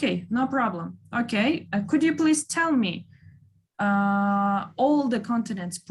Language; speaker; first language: English; non-native, fluent; Kyrgyz